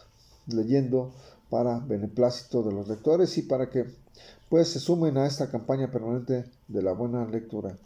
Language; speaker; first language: Spanish; native; Spanish